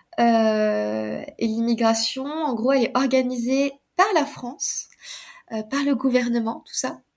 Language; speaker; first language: French; early bilingual, other home language; Khmer